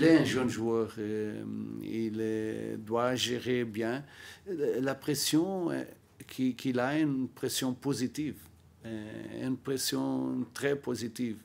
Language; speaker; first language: French; non-native, learner; Portuguese